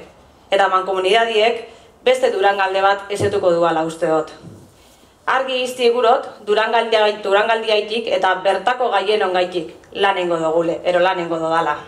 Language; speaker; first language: Basque; native; Basque